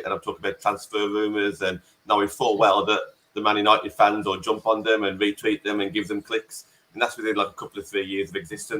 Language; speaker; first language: English; native; English